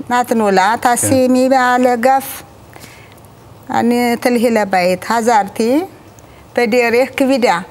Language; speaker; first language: Hebrew; non-native, learner; Amharic